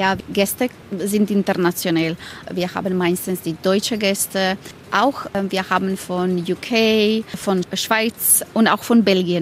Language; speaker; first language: German; non-native, learner; Croatian